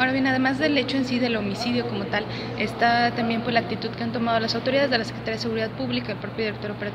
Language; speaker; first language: Spanish; native; Spanish